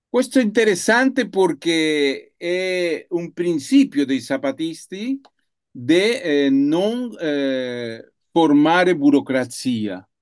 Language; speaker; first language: Italian; non-native, learner; Spanish